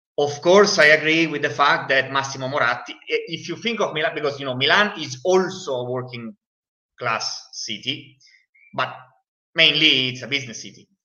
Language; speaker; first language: English; non-native, fluent; Italian